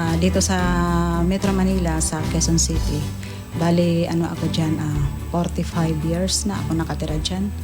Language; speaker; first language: Filipino; non-native, local second language; Waray